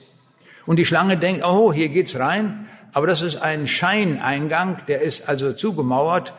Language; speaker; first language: German; native; German